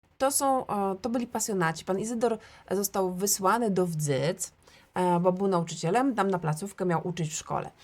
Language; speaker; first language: Polish; native; Polish